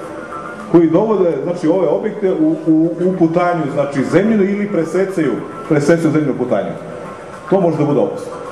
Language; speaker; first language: Serbian; native; Serbian